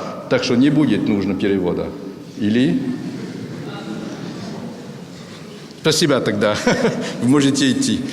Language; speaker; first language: Russian; non-native, fluent; French